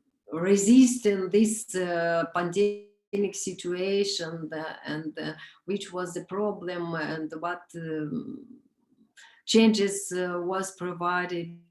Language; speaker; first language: English; non-native, learner; Romanian